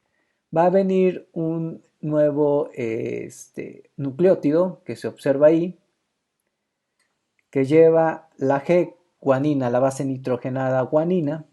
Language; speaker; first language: Spanish; native; Spanish